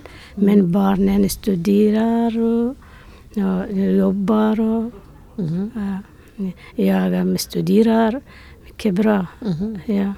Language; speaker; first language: Swedish; non-native, learner; Persian